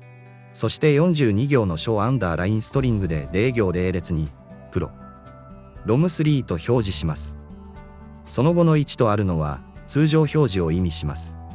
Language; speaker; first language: Japanese; native; Japanese